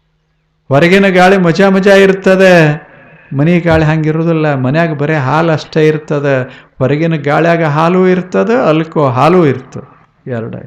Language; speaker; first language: Kannada; native; Kannada